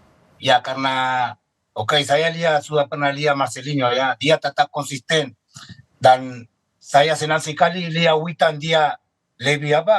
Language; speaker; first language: Indonesian; non-native, fluent; Spanish